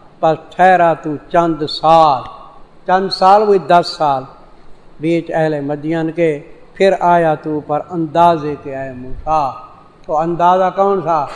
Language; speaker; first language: Urdu; non-native, local second language; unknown